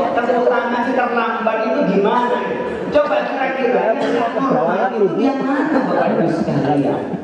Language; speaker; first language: Indonesian; non-native, local second language; Madurese